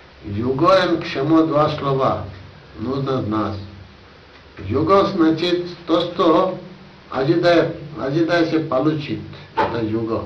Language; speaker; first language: Russian; non-native, learner; Bangla